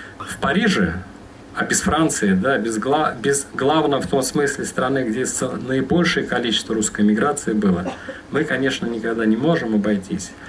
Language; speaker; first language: Russian; native; Russian